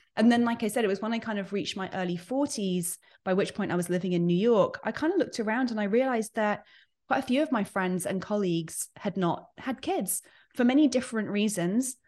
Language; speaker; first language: English; native; English